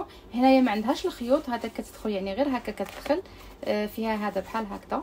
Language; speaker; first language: Arabic; native; Arabic